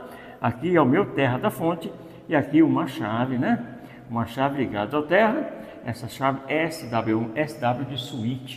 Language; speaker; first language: Portuguese; native; Portuguese